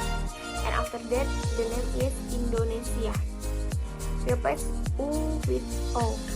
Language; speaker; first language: English; non-native, learner; Indonesian